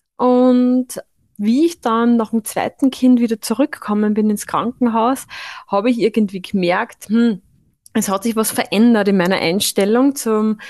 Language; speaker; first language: German; native; German